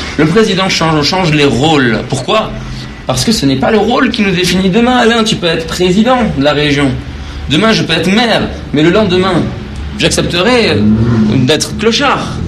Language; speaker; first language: French; non-native, fluent; Persian